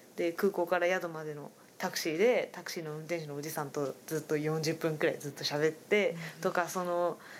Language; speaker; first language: Japanese; native; Japanese